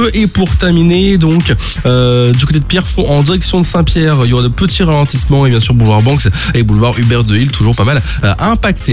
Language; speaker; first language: French; native; French